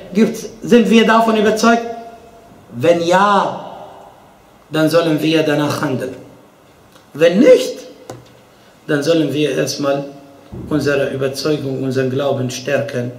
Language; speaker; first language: German; non-native, fluent; Arabic